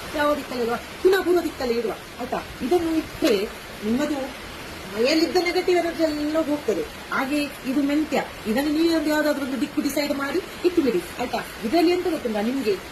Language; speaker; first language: Kannada; native; Kannada